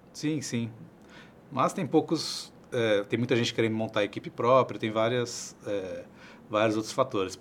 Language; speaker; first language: Portuguese; native; Portuguese